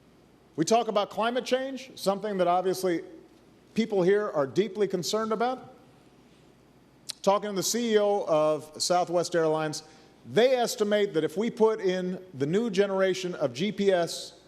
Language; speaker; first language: English; native; English